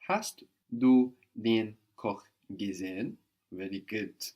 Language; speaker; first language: German; non-native, fluent; English